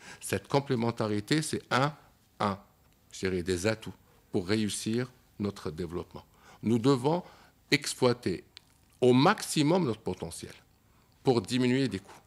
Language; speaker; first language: French; non-native, local second language; Arabic